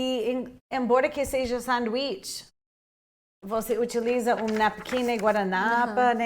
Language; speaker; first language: Portuguese; non-native, fluent; English